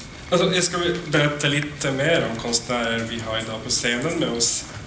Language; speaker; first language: Swedish; non-native, fluent; Arabic